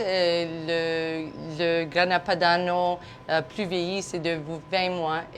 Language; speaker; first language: French; non-native, local second language; English